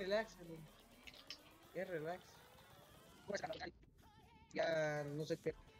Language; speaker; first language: Spanish; native; Spanish